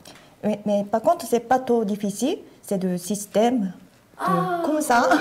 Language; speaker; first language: French; non-native, learner; Japanese